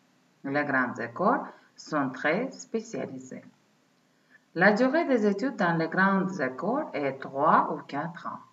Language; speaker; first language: French; non-native, fluent; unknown